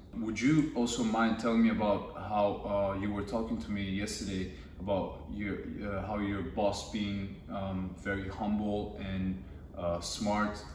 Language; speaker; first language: English; non-native, fluent; Turkish